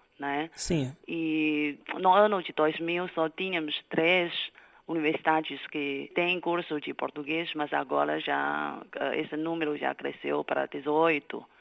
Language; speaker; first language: Portuguese; non-native, fluent; Chinese